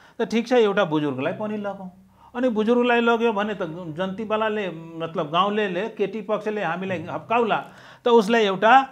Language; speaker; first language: Nepali; non-native, local second language; Maithili